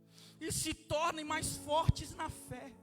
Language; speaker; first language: Portuguese; native; Portuguese